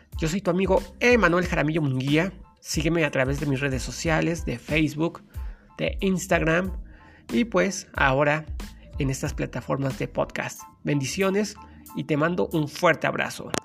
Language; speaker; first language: Spanish; native; Spanish